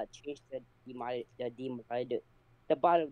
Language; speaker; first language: English; native; English